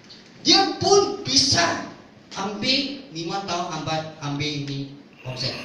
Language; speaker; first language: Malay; non-native, local second language; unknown